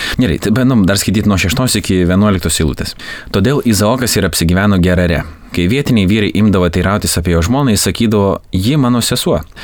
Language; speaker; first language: Lithuanian; native; Lithuanian